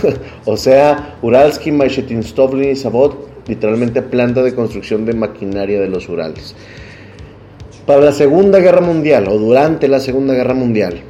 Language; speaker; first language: Spanish; native; Spanish